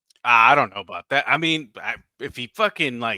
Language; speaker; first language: English; native; English